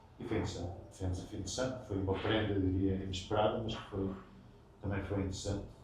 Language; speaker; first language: Portuguese; native; Portuguese